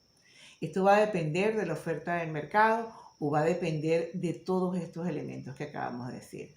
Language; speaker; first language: Spanish; native; Spanish